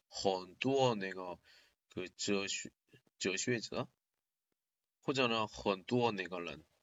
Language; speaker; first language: Chinese; non-native, learner; Korean